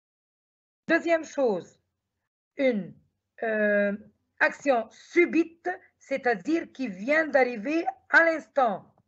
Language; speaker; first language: French; non-native, fluent; Arabic